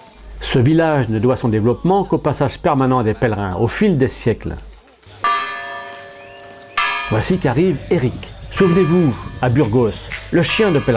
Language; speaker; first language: French; native; French